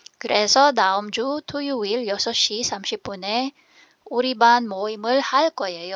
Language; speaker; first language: Korean; non-native, fluent; Filipino